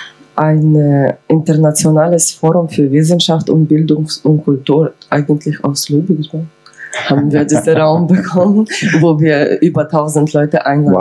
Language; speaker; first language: German; non-native, fluent; Ukrainian